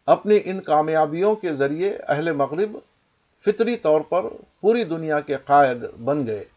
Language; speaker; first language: Urdu; native; Urdu